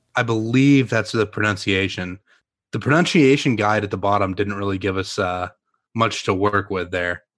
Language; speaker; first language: English; native; English